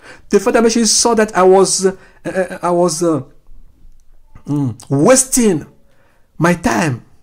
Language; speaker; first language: English; non-native, fluent; Ewe